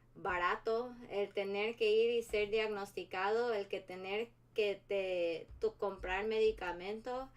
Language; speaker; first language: Spanish; early bilingual, heritage; Spanish